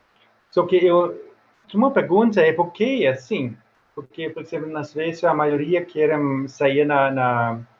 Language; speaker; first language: Portuguese; non-native, fluent; Swedish